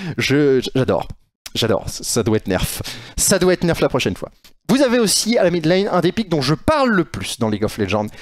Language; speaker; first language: French; native; French